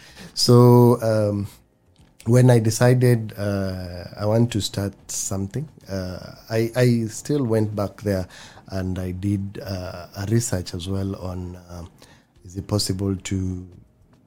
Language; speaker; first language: English; non-native, local second language; Swahili